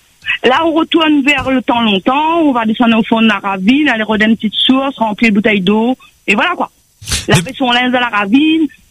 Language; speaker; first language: French; non-native, local second language; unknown